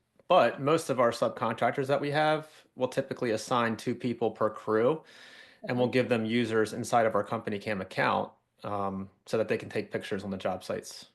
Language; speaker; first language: English; native; English